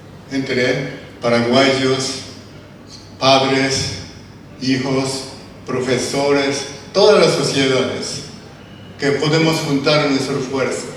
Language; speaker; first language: Spanish; non-native, learner; Japanese